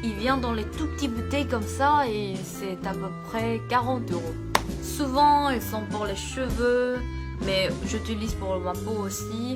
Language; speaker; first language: French; non-native, fluent; Korean